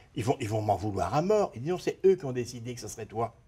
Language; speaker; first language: French; native; French